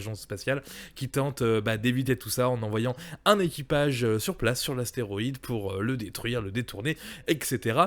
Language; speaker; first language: French; native; French